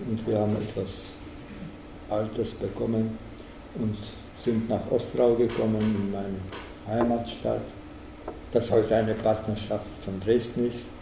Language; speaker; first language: German; non-native, fluent; Czech